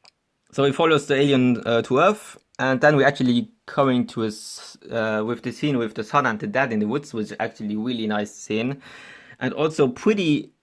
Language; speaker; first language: English; non-native, fluent; German